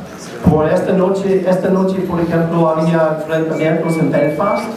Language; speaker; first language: Spanish; non-native, learner; English